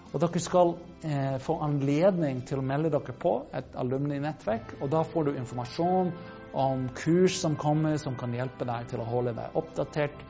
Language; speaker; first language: Norwegian; non-native, fluent; English